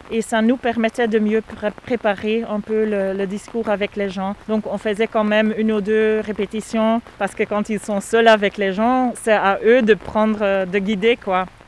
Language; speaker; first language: French; non-native, fluent; Dutch